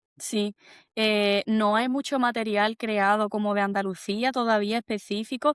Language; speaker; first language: Spanish; native; Spanish